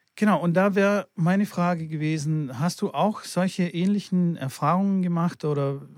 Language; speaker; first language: German; native; German